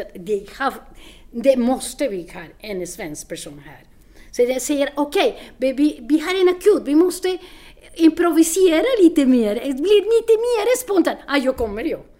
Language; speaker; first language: Swedish; non-native, fluent; Spanish